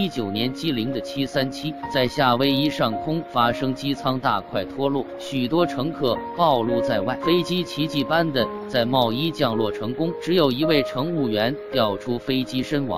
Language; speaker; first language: Chinese; native; Chinese